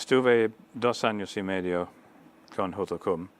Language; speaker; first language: Spanish; non-native, fluent; English